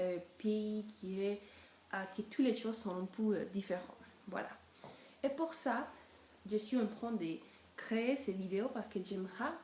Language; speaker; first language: French; non-native, learner; Spanish